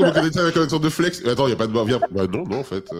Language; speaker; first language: French; native; French